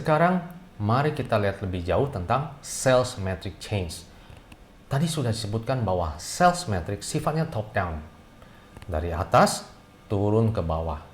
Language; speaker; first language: Indonesian; native; Indonesian